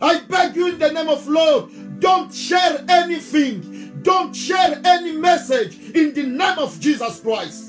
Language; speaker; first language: English; non-native, learner; Lingala